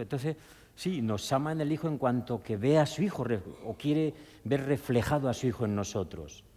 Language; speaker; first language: Spanish; native; Spanish